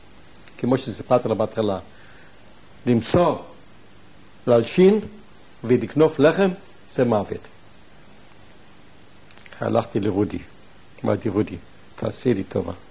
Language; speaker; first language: Hebrew; non-native, fluent; German